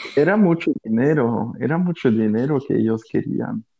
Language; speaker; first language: Spanish; non-native, fluent; German